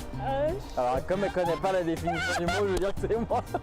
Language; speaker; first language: French; native; French